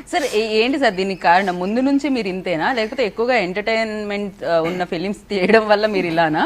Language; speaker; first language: Telugu; native; Telugu